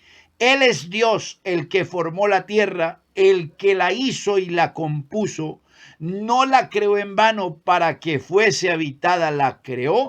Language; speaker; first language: Spanish; native; Spanish